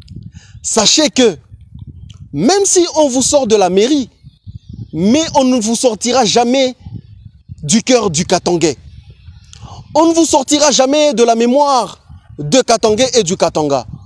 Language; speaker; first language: French; non-native, local second language; Swahili